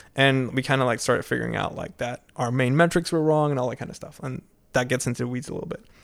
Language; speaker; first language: English; non-native, fluent; Dutch